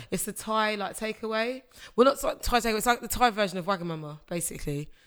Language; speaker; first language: English; early bilingual, other home language; Akan